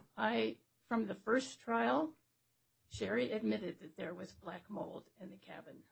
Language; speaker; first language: English; native; English